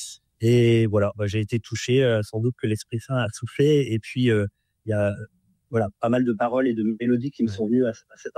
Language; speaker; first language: French; native; French